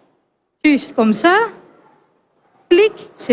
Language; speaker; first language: French; non-native, fluent; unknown